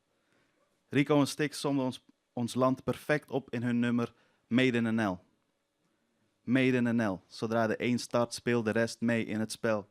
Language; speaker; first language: Dutch; early bilingual, other home language; Persian